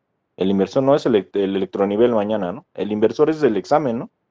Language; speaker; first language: Spanish; native; Spanish